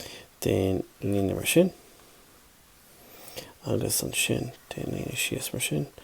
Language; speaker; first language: Irish; non-native, local second language; English